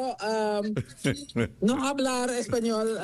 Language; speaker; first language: Spanish; non-native, learner; Dutch